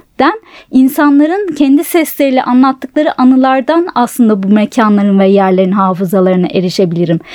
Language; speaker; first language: Turkish; native; Turkish